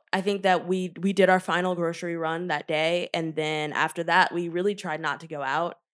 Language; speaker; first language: English; native; English